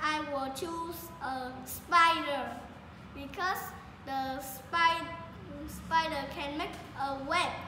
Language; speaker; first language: English; non-native, learner; Vietnamese